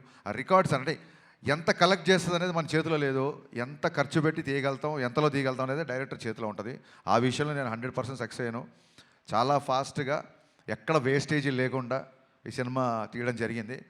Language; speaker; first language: Telugu; native; Telugu